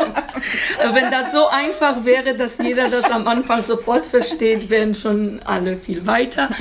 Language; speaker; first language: German; non-native, fluent; Polish